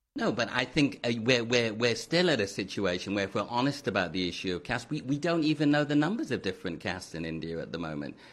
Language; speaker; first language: English; native; English